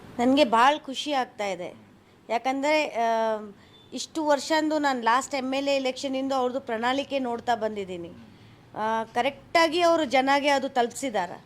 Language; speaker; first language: Kannada; non-native, local second language; Hindi